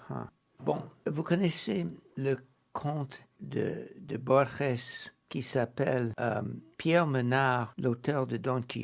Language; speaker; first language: French; non-native, fluent; English